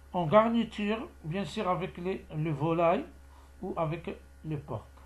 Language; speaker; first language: French; non-native, local second language; Arabic